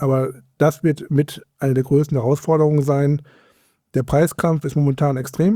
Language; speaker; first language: German; native; German